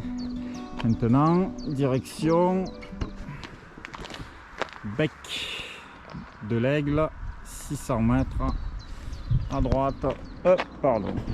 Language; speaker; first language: French; native; French